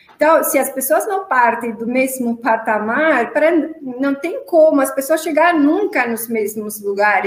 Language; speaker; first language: Portuguese; non-native, fluent; Romanian